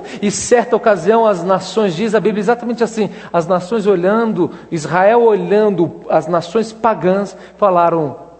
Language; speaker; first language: Portuguese; native; Portuguese